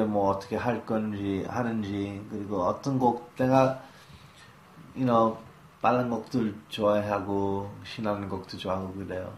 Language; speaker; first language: Korean; early bilingual, heritage; English